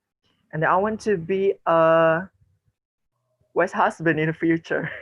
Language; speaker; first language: English; non-native, learner; Indonesian